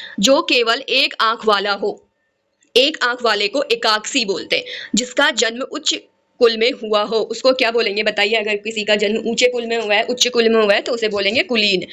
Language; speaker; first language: Hindi; native; Hindi